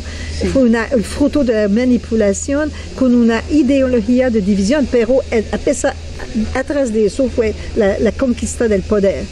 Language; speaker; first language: Spanish; non-native, fluent; French